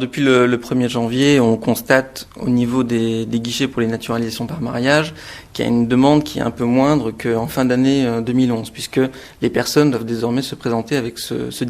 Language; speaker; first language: French; native; French